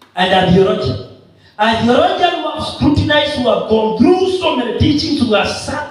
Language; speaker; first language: English; non-native, local second language; Swahili